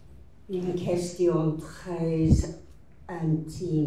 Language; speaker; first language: French; non-native, learner; English